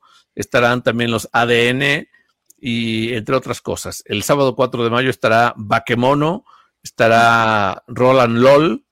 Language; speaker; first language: Spanish; native; Spanish